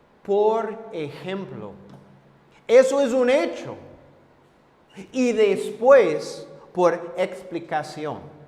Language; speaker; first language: Spanish; non-native, fluent; English